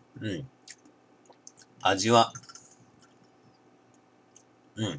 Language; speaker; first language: Japanese; native; Japanese